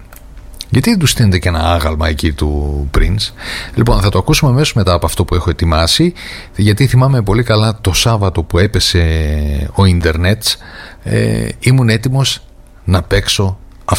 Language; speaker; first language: Greek; native; Greek